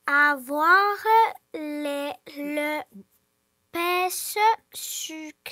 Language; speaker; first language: French; early bilingual, other home language; Ukrainian